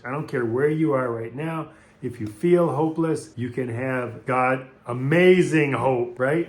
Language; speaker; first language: English; native; English